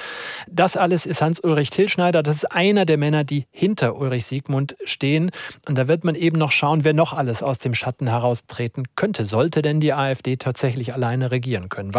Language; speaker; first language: German; native; German